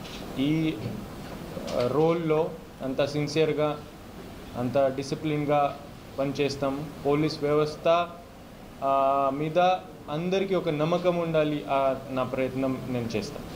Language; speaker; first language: Telugu; non-native, fluent; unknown